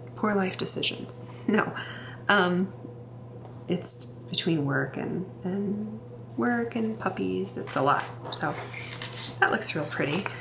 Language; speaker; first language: English; native; English